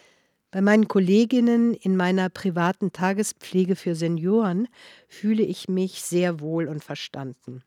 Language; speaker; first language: German; non-native, fluent; Dutch